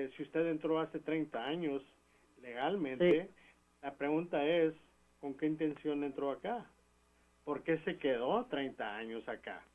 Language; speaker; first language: Spanish; early bilingual, heritage; Spanish